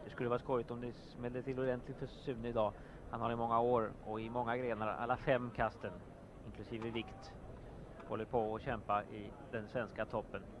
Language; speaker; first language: Swedish; native; Swedish